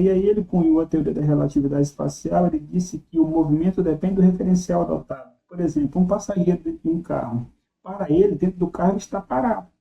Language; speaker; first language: Portuguese; native; Portuguese